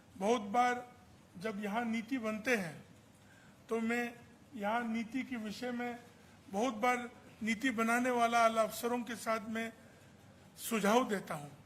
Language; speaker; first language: Hindi; non-native, local second language; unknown